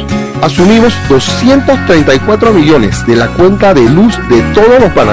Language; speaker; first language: Spanish; native; Spanish